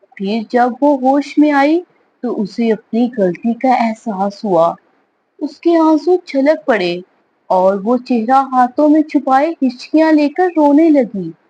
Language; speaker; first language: Urdu; native; Urdu